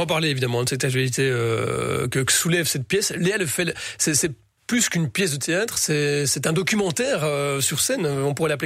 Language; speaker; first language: French; native; French